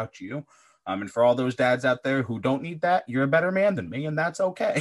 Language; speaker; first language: English; native; English